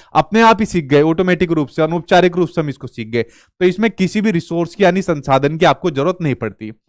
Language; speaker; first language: Hindi; native; Hindi